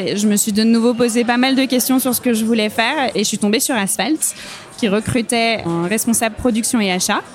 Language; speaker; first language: French; native; French